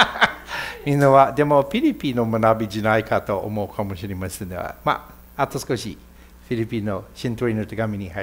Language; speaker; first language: Japanese; non-native, fluent; English